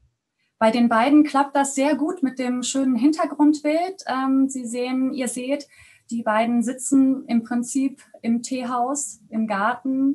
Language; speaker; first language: German; native; German